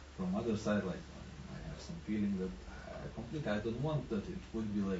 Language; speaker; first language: English; non-native, fluent; Lithuanian